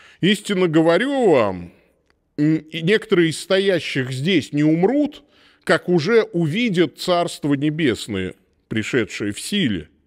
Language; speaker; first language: Russian; native; Russian